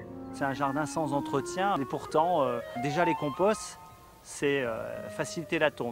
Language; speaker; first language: French; native; French